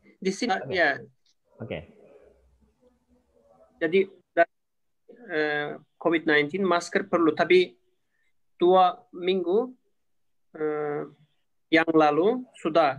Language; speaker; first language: Indonesian; non-native, learner; Turkish